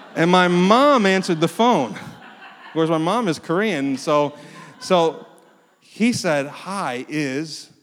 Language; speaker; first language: English; early bilingual, other home language; Korean